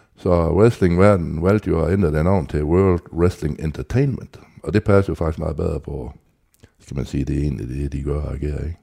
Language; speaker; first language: Danish; native; Danish